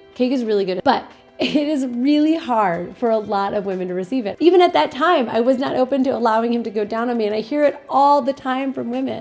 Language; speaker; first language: English; native; English